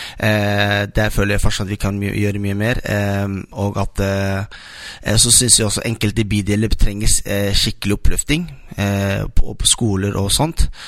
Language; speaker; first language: Norwegian; non-native, fluent; Somali